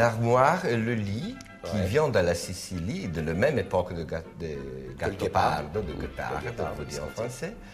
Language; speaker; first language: French; non-native, learner; Italian